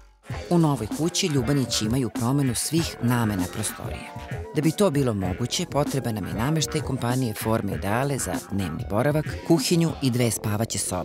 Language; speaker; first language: Serbian; native; Serbian